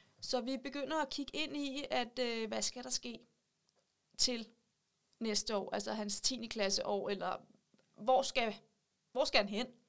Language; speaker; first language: Danish; native; Danish